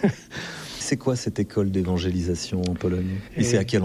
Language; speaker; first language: French; native; French